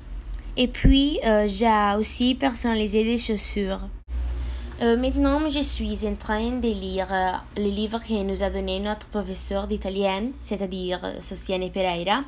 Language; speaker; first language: French; non-native, fluent; Italian